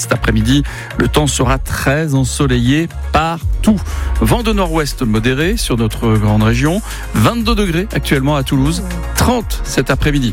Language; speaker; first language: French; native; French